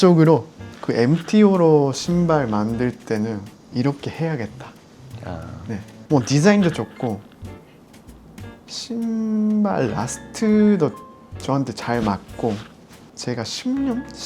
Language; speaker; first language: Korean; non-native, fluent; Japanese